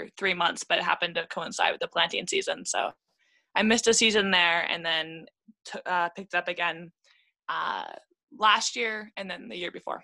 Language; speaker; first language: English; native; English